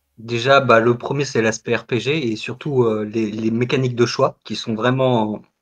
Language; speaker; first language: French; native; French